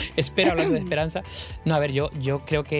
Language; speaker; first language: Spanish; native; Spanish